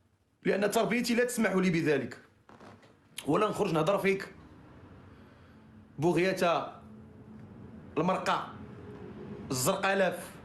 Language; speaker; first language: Arabic; native; Arabic